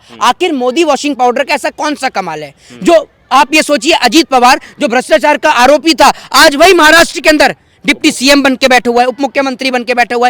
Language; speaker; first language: Hindi; native; Hindi